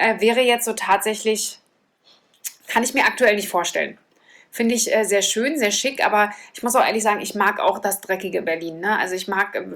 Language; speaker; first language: German; native; German